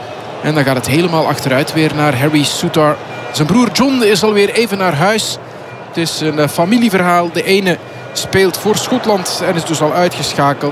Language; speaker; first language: Dutch; native; Dutch